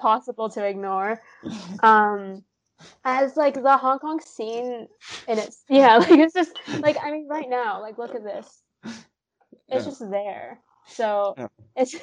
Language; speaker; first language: English; non-native, local second language; Cantonese